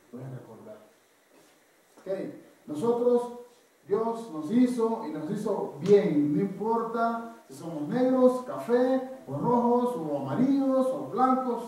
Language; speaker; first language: Spanish; non-native, fluent; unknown